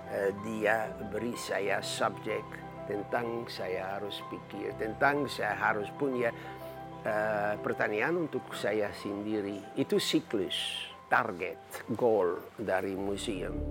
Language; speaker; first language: Indonesian; non-native, fluent; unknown